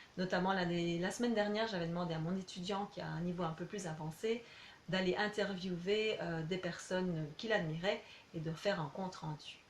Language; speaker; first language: French; native; French